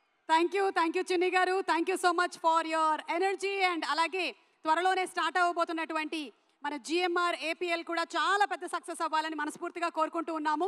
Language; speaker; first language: Telugu; native; Telugu